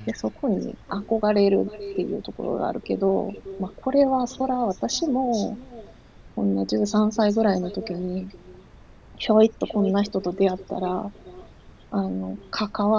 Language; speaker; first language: Japanese; native; Japanese